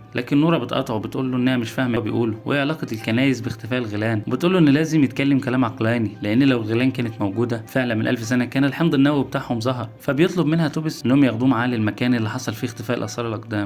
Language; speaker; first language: Arabic; native; Arabic